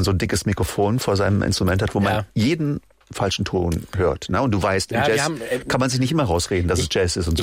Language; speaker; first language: German; native; German